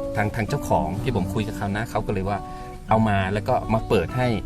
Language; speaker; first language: Thai; native; Thai